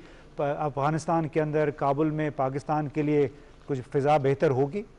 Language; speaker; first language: Urdu; native; Urdu